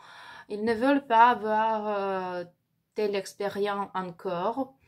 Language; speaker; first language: French; non-native, learner; Ukrainian